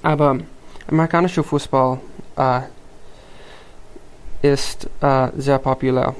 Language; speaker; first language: German; non-native, learner; English